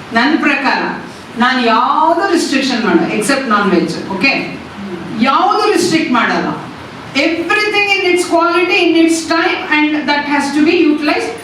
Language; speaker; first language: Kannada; non-native, local second language; Tamil